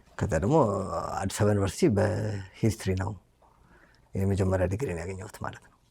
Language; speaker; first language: Amharic; native; Amharic